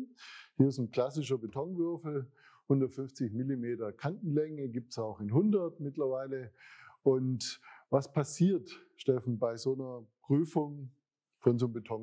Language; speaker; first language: German; native; German